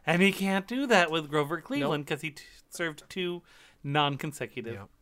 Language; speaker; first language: English; native; English